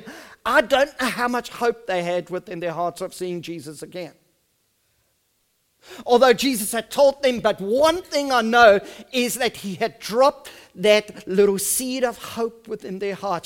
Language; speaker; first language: English; non-native, local second language; Afrikaans